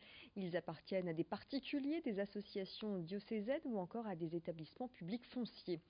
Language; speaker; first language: French; native; French